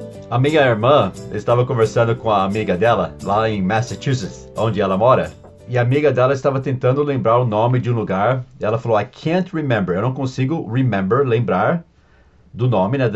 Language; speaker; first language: Portuguese; non-native, fluent; English